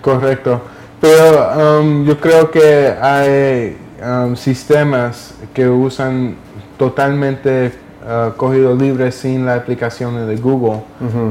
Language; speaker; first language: Spanish; early bilingual, heritage; English